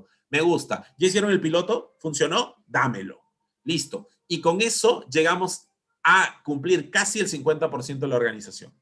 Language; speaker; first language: Spanish; native; Spanish